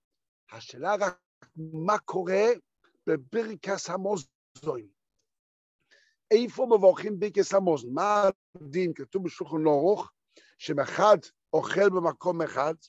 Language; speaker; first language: Hebrew; non-native, fluent; Yiddish